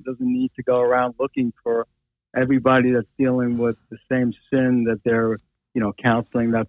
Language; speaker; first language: English; native; English